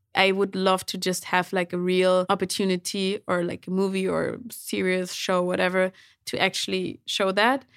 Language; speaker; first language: English; non-native, fluent; German